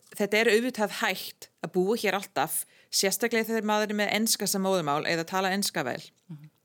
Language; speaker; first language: Icelandic; non-native, fluent; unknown